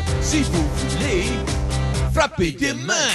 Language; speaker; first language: French; non-native, fluent; English